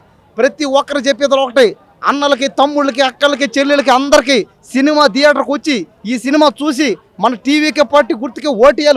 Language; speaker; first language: Telugu; native; Telugu